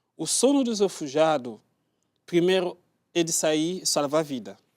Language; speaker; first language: Portuguese; non-native, learner; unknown